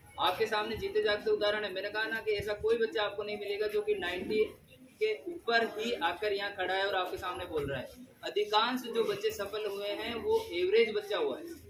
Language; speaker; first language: Hindi; native; Hindi